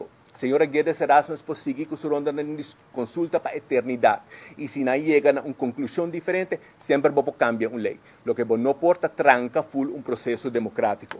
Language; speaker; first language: Spanish; non-native, learner; Papiamento